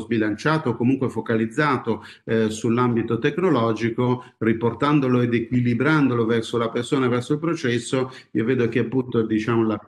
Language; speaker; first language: Italian; native; Italian